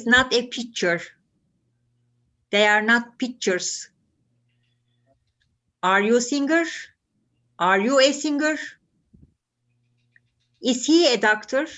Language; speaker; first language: English; non-native, learner; Turkish